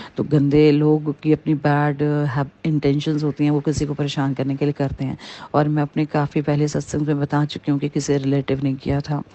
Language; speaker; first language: Hindi; native; Hindi